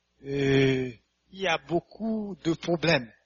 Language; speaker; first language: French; non-native, local second language; Haitian Creole